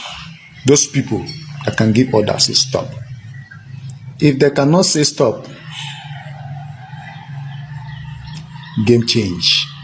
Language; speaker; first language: Nigerian Pidgin; non-native, local second language; Igbo